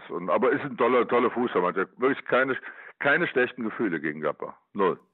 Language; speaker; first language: German; native; German